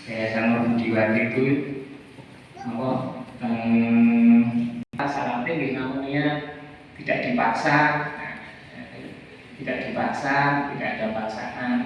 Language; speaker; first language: Indonesian; non-native, local second language; Javanese